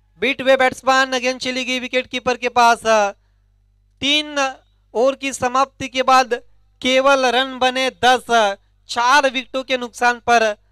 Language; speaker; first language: Hindi; non-native, local second language; Marathi